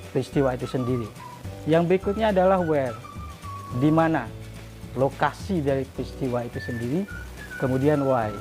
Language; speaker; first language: Indonesian; native; Indonesian